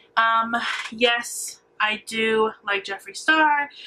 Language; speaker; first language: English; native; English